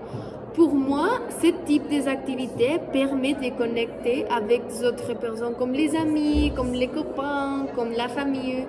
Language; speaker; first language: French; non-native, fluent; Spanish